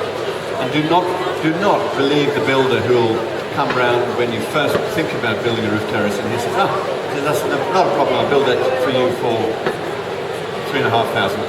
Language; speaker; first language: English; native; English